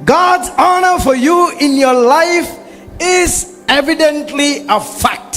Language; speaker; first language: English; non-native, local second language; Tamil